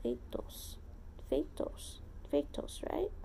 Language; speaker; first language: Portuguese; non-native, learner; English